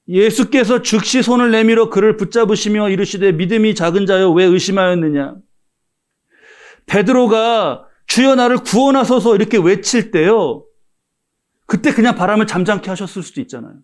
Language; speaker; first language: Korean; native; Korean